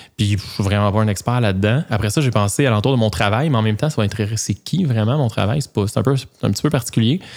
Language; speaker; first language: French; native; French